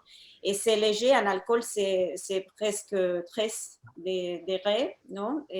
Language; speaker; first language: French; non-native, fluent; Spanish